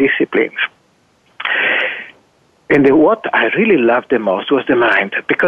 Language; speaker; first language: English; non-native, fluent; Italian